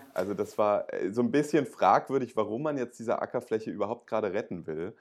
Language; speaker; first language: German; native; German